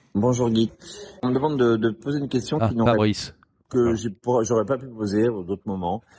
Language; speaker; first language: French; non-native, fluent; English